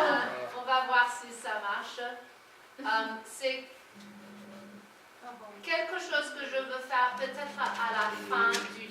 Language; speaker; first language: French; non-native, fluent; English